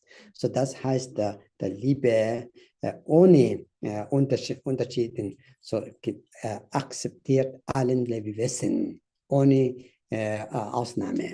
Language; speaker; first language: German; non-native, fluent; Tibetan